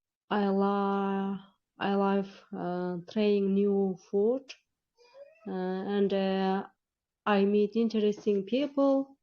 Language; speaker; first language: English; non-native, learner; Kyrgyz